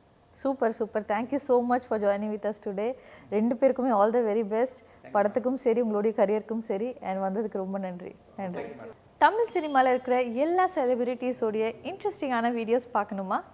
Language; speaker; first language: Tamil; native; Tamil